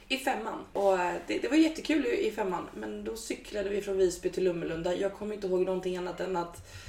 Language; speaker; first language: Swedish; native; Swedish